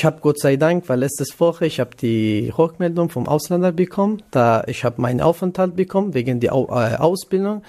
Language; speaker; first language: German; non-native, learner; Kurdish